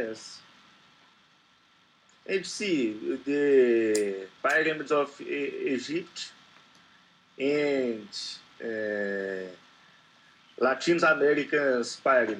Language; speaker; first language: English; non-native, learner; Portuguese